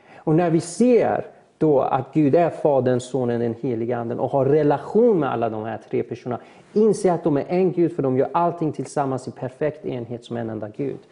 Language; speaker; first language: Swedish; early bilingual, other home language; Persian